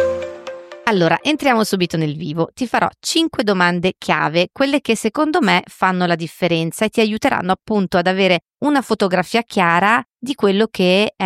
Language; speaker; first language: Italian; native; Italian